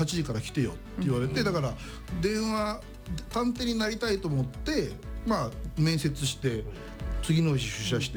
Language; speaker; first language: Japanese; native; Japanese